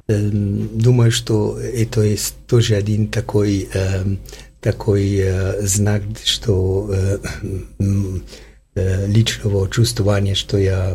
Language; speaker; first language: Ukrainian; non-native, learner; Polish